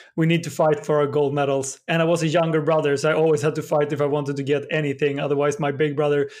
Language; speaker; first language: English; non-native, fluent; Swedish